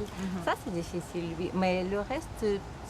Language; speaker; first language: French; non-native, fluent; Russian